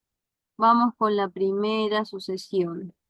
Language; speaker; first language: Spanish; native; Spanish